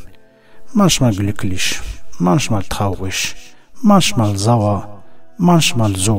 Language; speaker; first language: German; non-native, fluent; Arabic